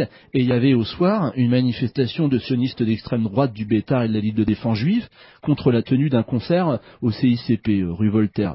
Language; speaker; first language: French; native; French